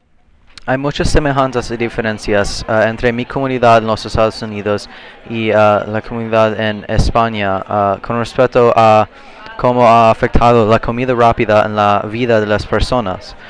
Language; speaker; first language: Spanish; non-native, learner; English